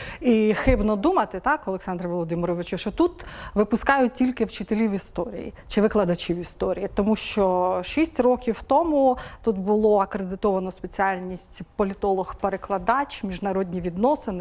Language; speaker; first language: Ukrainian; native; Ukrainian